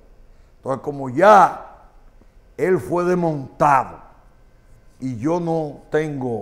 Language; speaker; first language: Spanish; native; Spanish